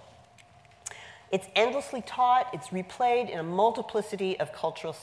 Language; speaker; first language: English; native; English